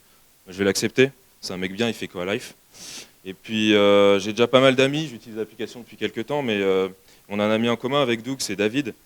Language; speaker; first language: French; native; French